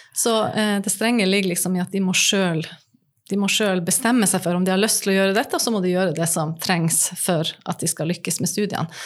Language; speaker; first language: Norwegian; native; Norwegian